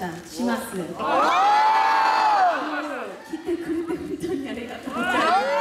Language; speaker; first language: Japanese; non-native, learner; Korean